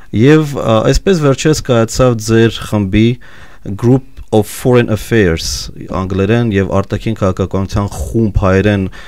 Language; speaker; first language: Armenian; native; Armenian